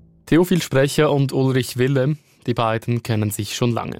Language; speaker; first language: German; native; German